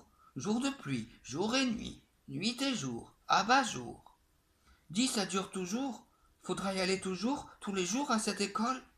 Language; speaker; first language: French; native; French